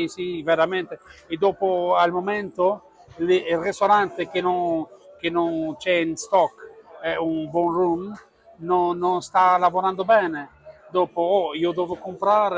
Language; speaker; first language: Italian; non-native, learner; Portuguese